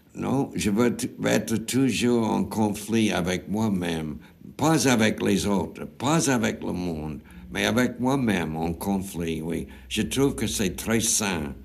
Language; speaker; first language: French; non-native, fluent; English